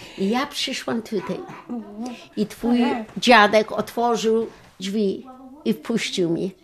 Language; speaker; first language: Polish; non-native, local second language; Yiddish